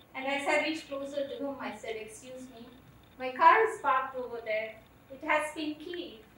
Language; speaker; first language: English; non-native, local second language; Malayalam